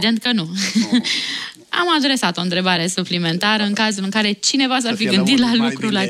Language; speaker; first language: Romanian; native; Romanian